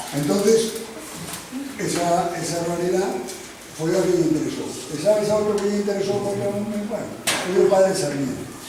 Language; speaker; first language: Galician; non-native, local second language; Spanish